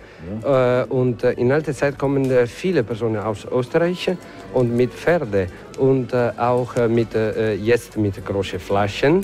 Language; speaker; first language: German; non-native, learner; Italian